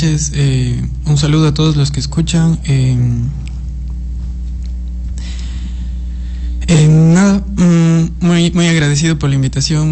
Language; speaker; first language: Spanish; native; Spanish